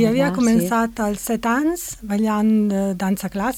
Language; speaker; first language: Catalan; non-native, fluent; Italian